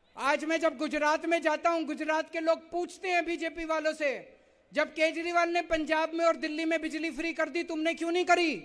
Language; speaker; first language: Hindi; native; Hindi